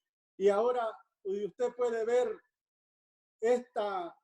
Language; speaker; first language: Spanish; native; Spanish